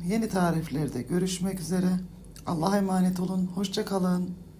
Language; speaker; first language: Turkish; native; Turkish